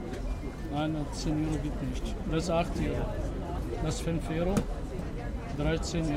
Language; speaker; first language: German; non-native, learner; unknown